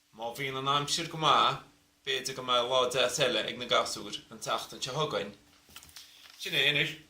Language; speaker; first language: Irish; native; Irish